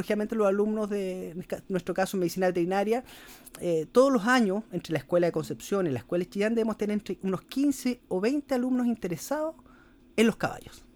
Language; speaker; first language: Spanish; native; Spanish